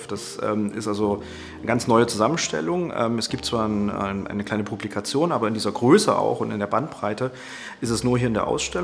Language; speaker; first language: German; native; German